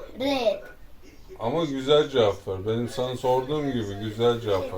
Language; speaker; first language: Turkish; non-native, learner; Thai